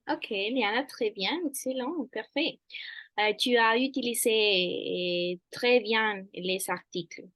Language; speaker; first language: French; non-native, fluent; Spanish